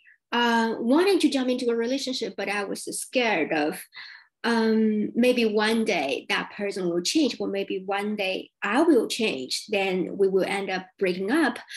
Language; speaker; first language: English; non-native, fluent; Chinese